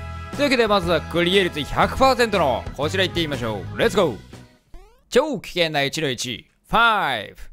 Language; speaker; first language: Japanese; native; Japanese